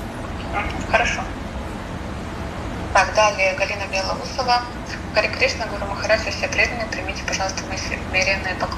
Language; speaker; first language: Russian; native; Russian